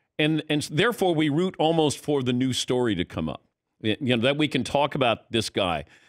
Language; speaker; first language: English; native; English